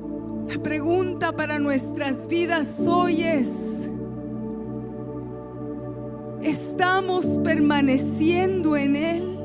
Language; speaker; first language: Spanish; native; Spanish